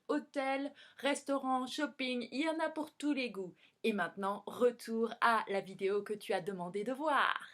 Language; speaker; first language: French; native; French